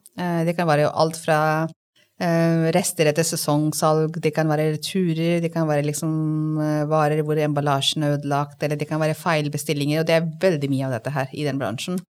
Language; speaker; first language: Norwegian; non-native, fluent; Hindi